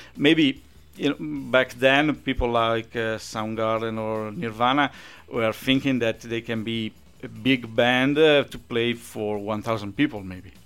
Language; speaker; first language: English; non-native, fluent; Italian